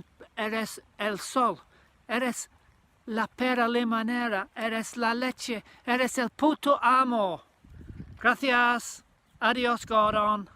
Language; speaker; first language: Spanish; non-native, learner; English